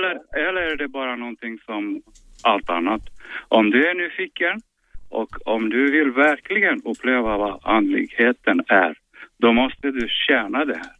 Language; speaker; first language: Swedish; non-native, fluent; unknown